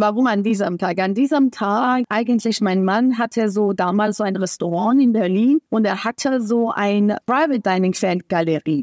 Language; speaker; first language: German; non-native, fluent; Persian